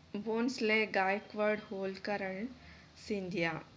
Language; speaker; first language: English; non-native, local second language; Kannada